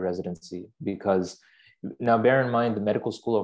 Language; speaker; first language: English; non-native, local second language; Urdu